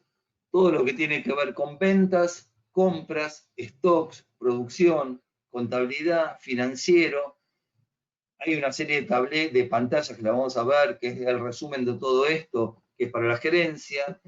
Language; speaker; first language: Spanish; native; Spanish